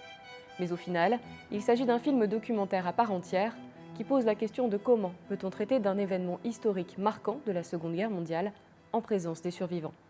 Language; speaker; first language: French; native; French